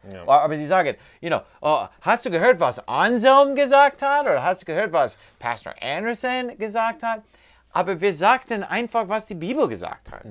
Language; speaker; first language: German; non-native, learner; English